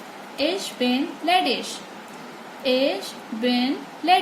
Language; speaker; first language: German; non-native, learner; Hindi